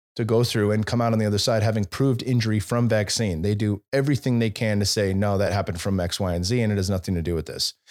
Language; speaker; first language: English; native; English